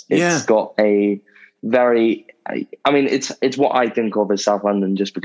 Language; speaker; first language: English; native; English